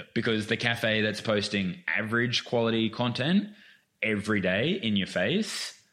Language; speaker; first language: English; native; English